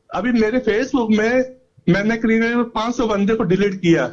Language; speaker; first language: Hindi; native; Hindi